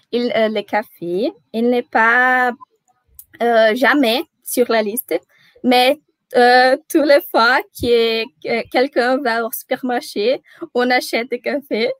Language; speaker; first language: French; non-native, learner; Portuguese